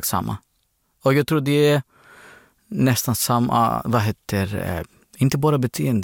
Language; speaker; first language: Swedish; non-native, fluent; Greek